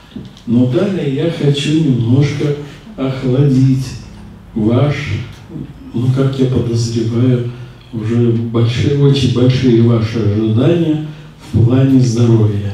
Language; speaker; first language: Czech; non-native, learner; Russian